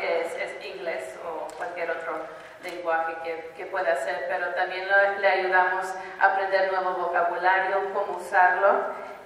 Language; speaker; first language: Spanish; early bilingual, heritage; Spanish